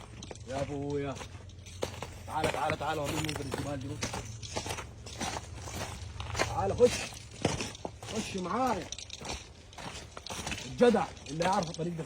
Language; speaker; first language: Arabic; native; Arabic